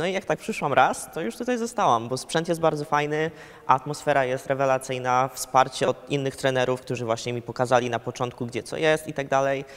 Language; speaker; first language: Polish; early bilingual, heritage; Polish